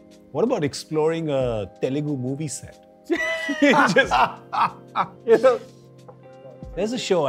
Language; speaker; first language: English; non-native, local second language; Hindi